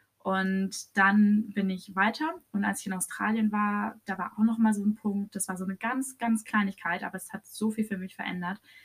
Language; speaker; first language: German; early bilingual, other home language; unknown